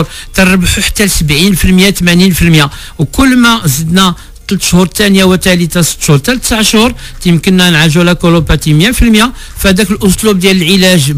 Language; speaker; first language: Arabic; native; Arabic